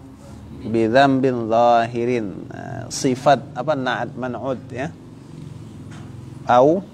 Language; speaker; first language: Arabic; non-native, fluent; Indonesian